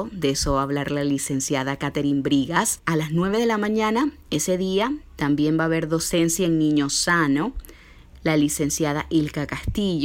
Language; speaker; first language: Spanish; native; Spanish